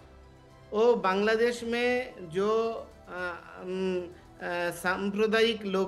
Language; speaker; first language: Hindi; non-native, learner; Bangla